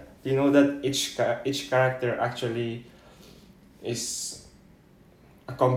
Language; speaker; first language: English; non-native, local second language; Filipino